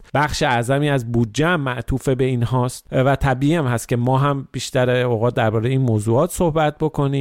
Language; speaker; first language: Persian; native; Persian